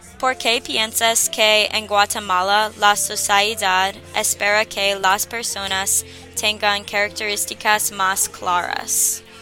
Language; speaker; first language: Spanish; non-native, learner; English